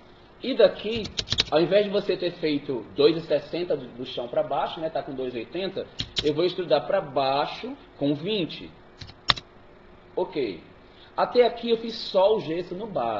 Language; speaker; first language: Portuguese; native; Portuguese